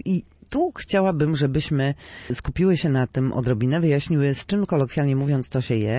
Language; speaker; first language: Polish; native; Polish